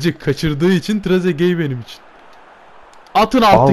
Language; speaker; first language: Turkish; native; Turkish